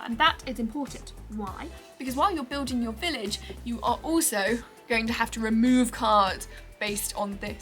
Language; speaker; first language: English; native; English